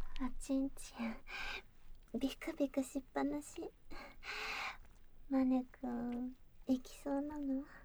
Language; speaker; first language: Japanese; native; Japanese